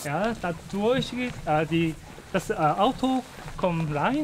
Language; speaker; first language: German; non-native, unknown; Korean